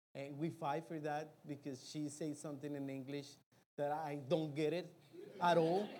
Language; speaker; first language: English; non-native, fluent; Spanish